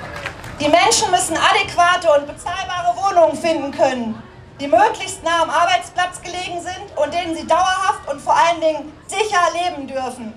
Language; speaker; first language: German; native; German